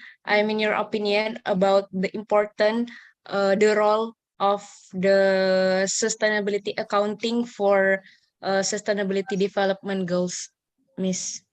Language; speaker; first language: English; non-native, learner; Indonesian